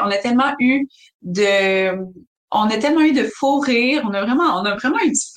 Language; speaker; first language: French; native; French